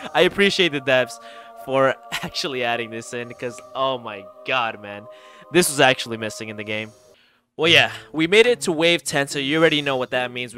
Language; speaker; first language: English; early bilingual, other home language; Spanish